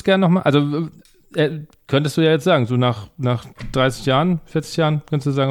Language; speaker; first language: German; native; German